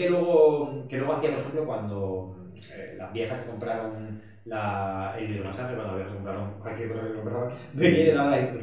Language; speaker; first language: Spanish; native; Spanish